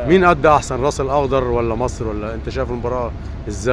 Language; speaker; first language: Arabic; native; Arabic